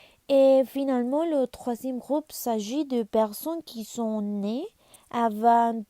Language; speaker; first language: French; non-native, learner; Spanish